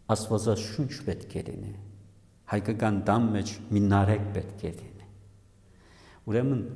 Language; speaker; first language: Armenian; early bilingual, heritage; Armenian